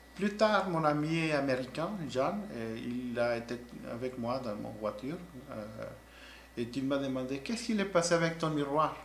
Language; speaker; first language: French; non-native, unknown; Spanish